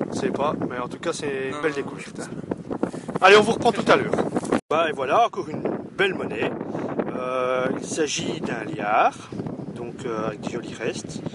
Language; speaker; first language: French; native; French